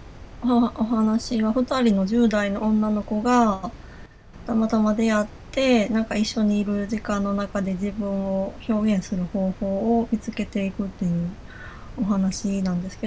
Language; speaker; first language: Japanese; native; Japanese